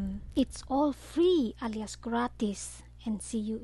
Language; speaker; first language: English; non-native, learner; Indonesian